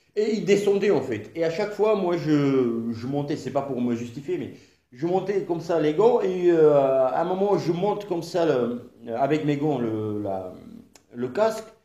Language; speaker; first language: French; non-native, fluent; Georgian